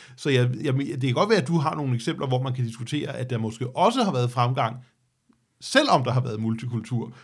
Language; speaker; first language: Danish; native; Danish